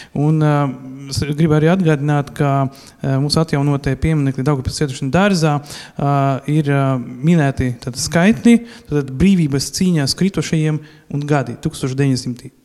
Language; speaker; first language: Latvian; native; Latvian